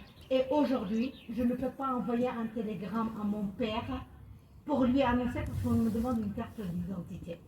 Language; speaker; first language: French; non-native, fluent; Arabic